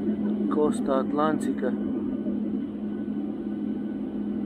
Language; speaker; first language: Portuguese; non-native, learner; Spanish